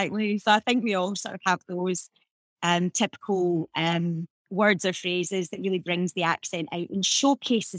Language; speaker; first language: English; native; English